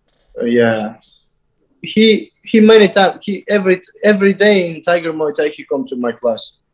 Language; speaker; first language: English; non-native, learner; Azerbaijani